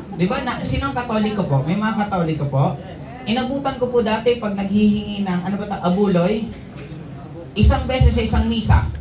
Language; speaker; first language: Filipino; non-native, local second language; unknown